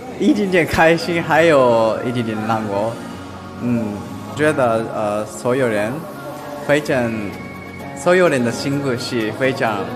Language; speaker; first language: Chinese; non-native, learner; Japanese